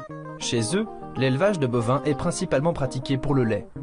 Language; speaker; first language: French; native; French